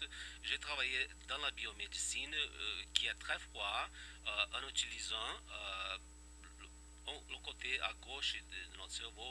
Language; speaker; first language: French; non-native, fluent; Portuguese